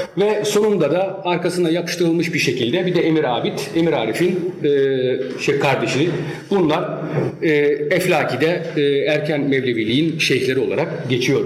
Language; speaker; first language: Turkish; early bilingual, heritage; Turkish